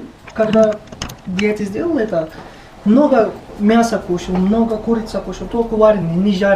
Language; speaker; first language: Russian; non-native, learner; Turkish